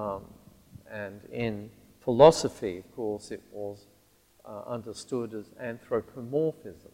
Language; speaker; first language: English; native; English